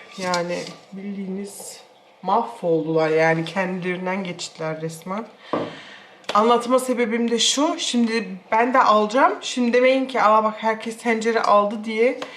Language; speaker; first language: Turkish; early bilingual, heritage; Turkish